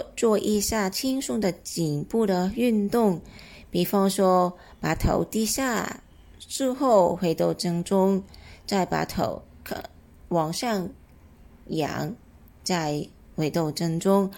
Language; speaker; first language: Chinese; non-native, local second language; Cantonese